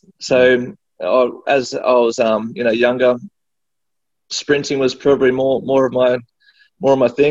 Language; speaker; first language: English; native; English